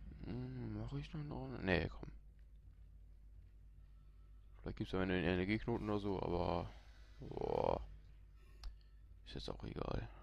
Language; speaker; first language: German; native; German